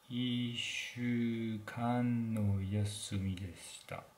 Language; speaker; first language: Japanese; non-native, learner; French